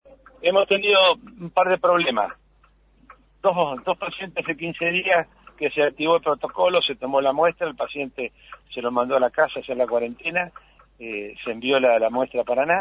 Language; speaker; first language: Spanish; native; Spanish